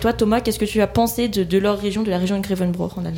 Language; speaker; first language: French; native; French